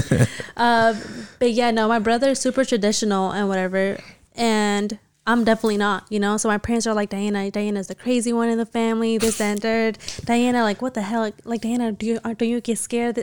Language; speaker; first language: English; early bilingual, other home language; Spanish